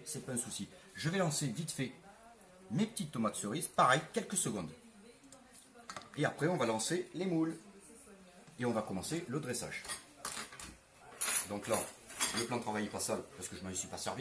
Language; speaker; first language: French; native; French